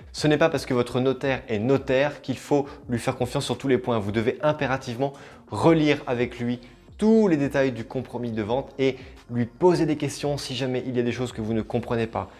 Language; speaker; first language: French; native; French